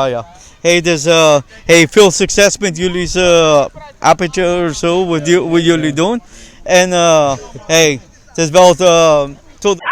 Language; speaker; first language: Dutch; non-native, learner; Portuguese